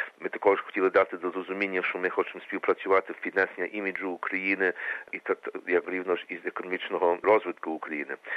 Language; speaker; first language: Ukrainian; early bilingual, heritage; Ukrainian